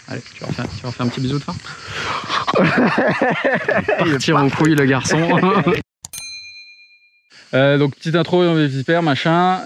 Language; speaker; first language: French; native; French